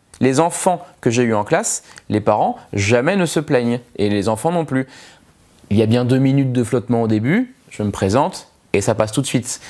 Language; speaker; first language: French; native; French